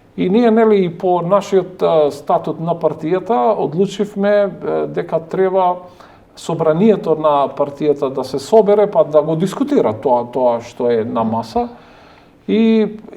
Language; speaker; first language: Macedonian; non-native, local second language; Albanian